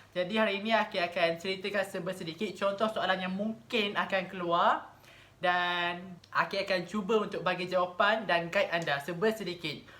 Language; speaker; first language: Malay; native; Malay